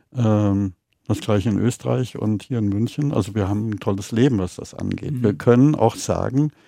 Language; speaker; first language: German; native; German